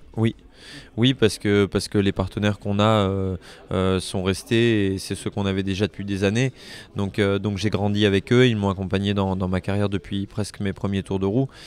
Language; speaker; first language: French; native; French